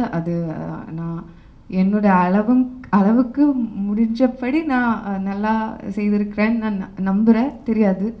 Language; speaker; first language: Tamil; non-native, local second language; Malayalam